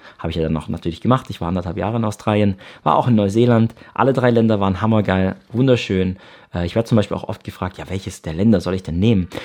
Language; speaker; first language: German; native; German